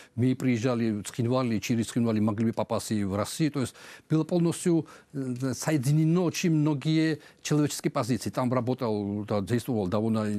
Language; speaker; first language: Russian; non-native, local second language; Georgian